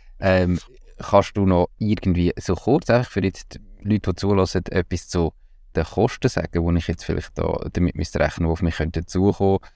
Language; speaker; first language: German; native; German